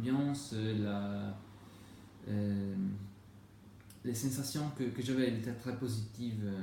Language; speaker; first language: French; non-native, learner; Italian